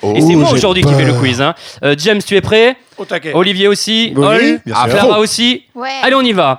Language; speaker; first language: French; native; French